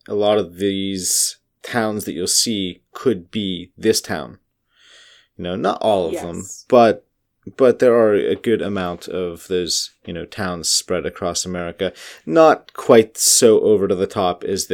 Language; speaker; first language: English; native; English